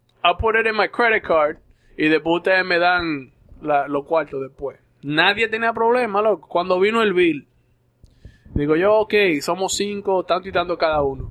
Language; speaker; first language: Spanish; early bilingual, other home language; English